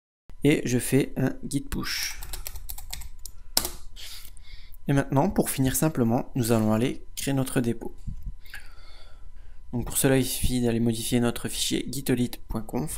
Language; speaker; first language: French; native; French